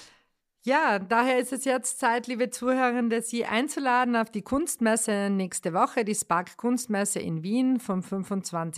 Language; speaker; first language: German; native; German